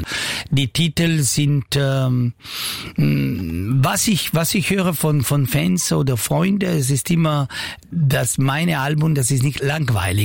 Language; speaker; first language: German; non-native, learner; Italian